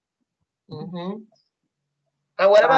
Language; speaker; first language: English; non-native, fluent; Spanish